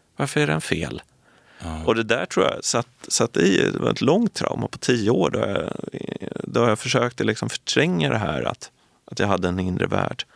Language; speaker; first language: Swedish; native; Swedish